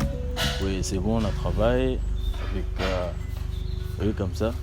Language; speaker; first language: French; non-native, learner; Arabic